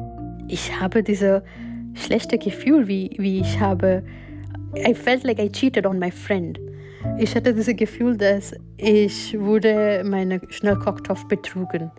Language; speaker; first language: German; non-native, learner; Gujarati